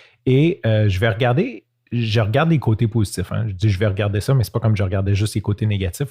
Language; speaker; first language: French; native; French